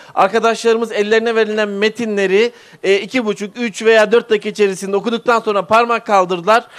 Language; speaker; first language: Turkish; native; Turkish